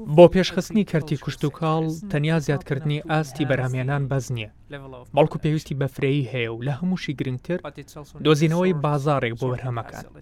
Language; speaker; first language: Central Kurdish; native; Central Kurdish